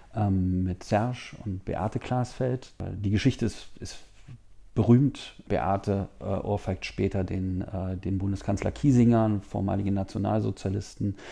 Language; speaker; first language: German; native; German